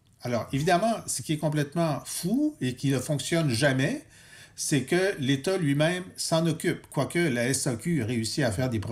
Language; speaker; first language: French; native; French